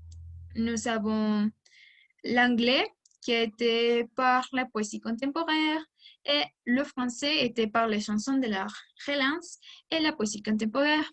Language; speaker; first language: French; non-native, learner; Spanish